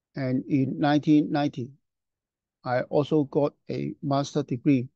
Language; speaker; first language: English; non-native, local second language; Chinese